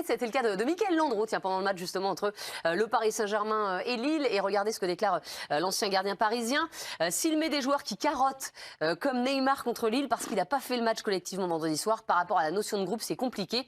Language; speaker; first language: French; native; French